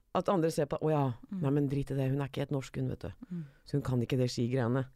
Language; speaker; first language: Norwegian; early bilingual, other home language; Persian